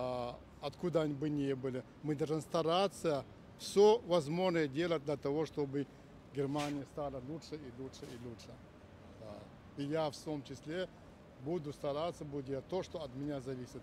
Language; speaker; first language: Russian; non-native, fluent; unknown